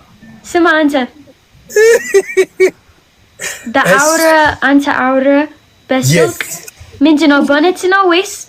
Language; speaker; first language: Amharic; early bilingual, heritage; English